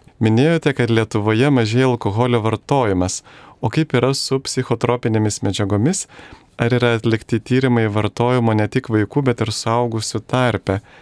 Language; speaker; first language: Lithuanian; native; Lithuanian